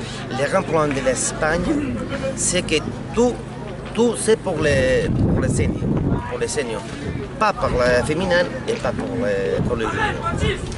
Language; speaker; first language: French; non-native, learner; Spanish